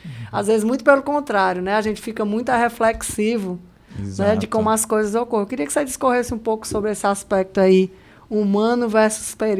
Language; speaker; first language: Portuguese; native; Portuguese